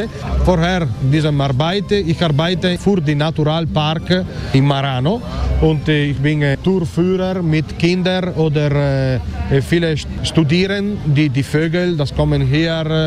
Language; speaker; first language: German; non-native, learner; Italian